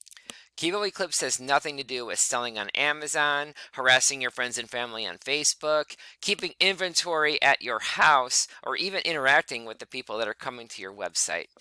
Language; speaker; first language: English; native; English